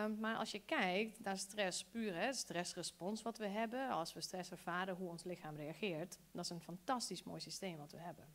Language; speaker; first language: Dutch; early bilingual, other home language; Bosnian